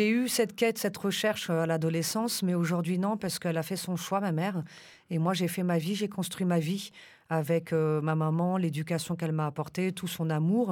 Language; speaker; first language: French; early bilingual, other home language; Romanian